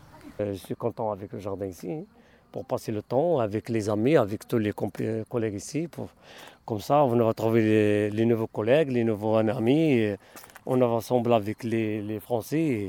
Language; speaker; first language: French; non-native, learner; Spanish